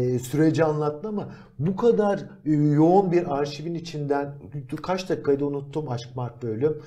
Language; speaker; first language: Turkish; native; Turkish